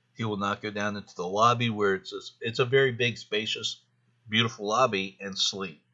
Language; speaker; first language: English; native; English